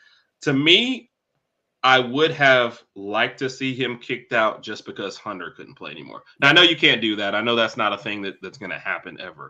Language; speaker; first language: English; native; English